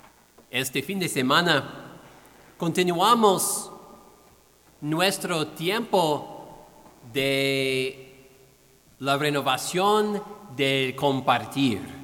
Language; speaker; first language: Spanish; non-native, fluent; English